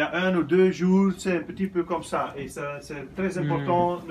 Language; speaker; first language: French; non-native, learner; Dutch